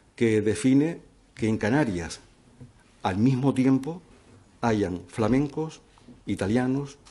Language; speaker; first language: Spanish; native; Spanish